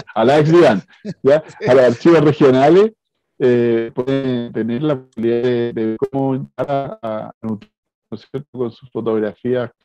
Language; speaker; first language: Spanish; native; Spanish